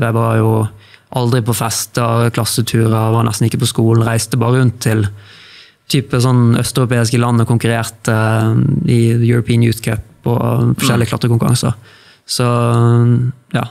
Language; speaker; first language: Norwegian; native; Norwegian